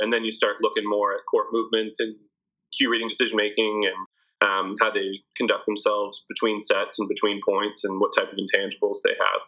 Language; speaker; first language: English; native; English